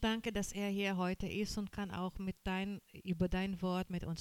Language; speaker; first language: German; non-native, learner; Portuguese